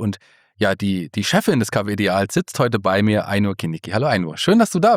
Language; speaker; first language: German; native; German